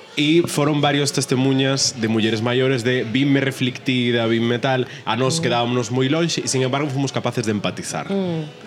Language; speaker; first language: Galician; native; Galician